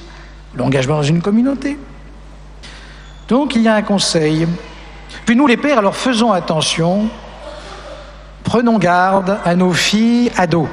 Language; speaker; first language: French; native; French